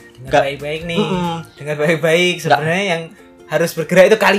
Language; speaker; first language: Indonesian; native; Indonesian